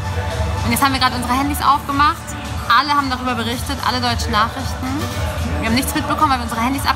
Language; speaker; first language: German; native; German